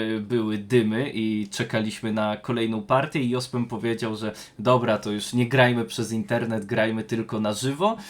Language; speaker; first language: Polish; native; Polish